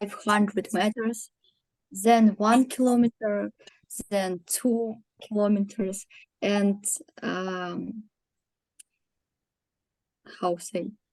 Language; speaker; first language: English; non-native, learner; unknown